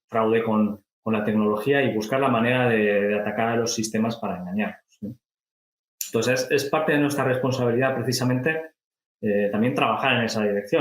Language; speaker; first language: Spanish; native; Spanish